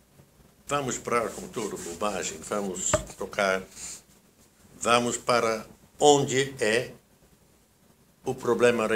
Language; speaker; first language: Portuguese; non-native, fluent; Dutch